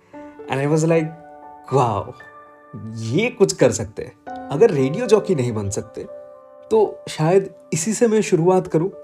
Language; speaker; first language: Hindi; non-native, local second language; Gujarati